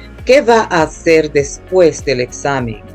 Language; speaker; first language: Spanish; non-native, fluent; English